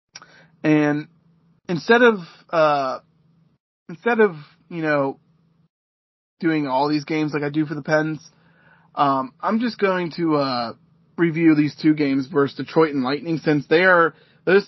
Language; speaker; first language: English; native; English